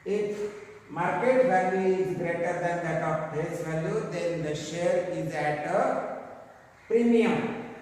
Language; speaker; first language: English; non-native, local second language; Marathi